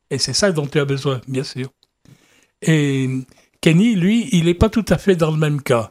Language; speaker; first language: French; native; French